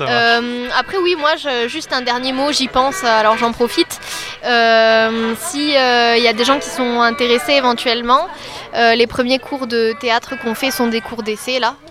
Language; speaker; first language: French; native; French